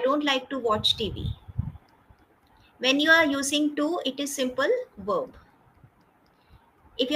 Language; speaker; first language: English; non-native, fluent; Hindi